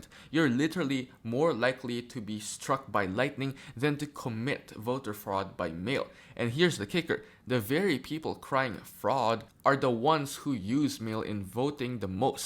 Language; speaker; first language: English; native; English